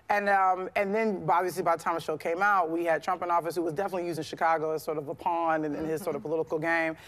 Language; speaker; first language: English; native; English